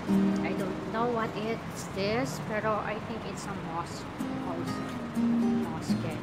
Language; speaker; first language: English; non-native, local second language; Filipino